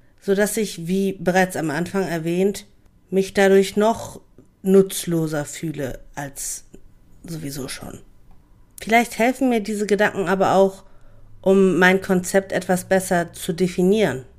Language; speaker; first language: German; native; German